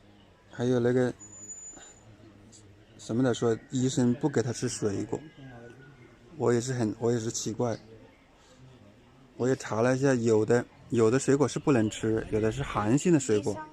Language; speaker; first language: Chinese; native; Chinese